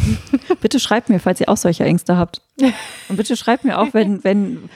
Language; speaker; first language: German; native; German